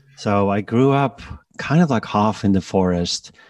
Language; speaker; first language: English; non-native, fluent; Dutch